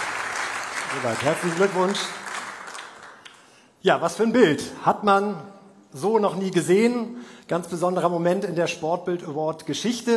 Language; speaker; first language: German; native; German